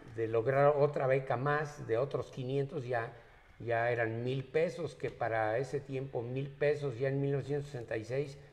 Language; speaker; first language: Spanish; native; Spanish